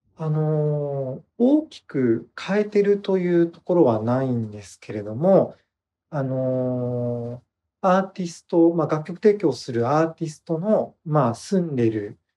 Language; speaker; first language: Japanese; native; Japanese